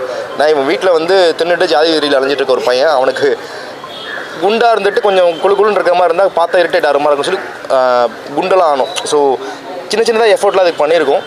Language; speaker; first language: Tamil; native; Tamil